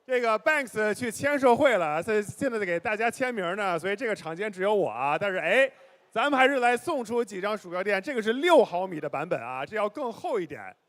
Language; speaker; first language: Chinese; native; Chinese